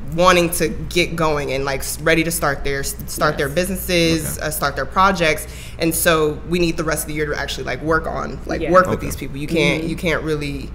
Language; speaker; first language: English; native; English